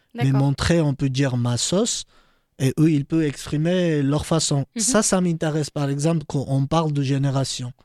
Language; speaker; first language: French; non-native, fluent; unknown